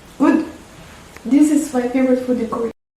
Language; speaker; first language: English; non-native, fluent; Albanian